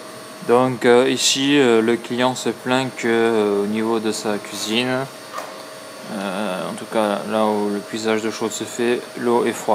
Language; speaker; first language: French; native; French